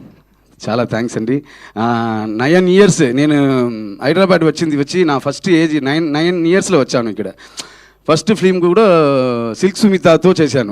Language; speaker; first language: Telugu; early bilingual, other home language; Tamil